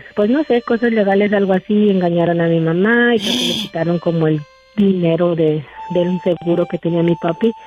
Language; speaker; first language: Spanish; native; Spanish